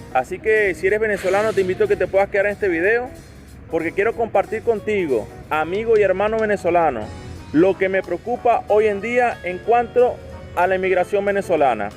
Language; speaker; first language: Spanish; native; Spanish